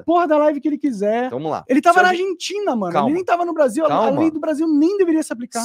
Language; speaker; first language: Portuguese; native; Portuguese